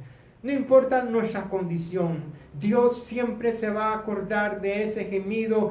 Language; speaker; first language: Spanish; native; Spanish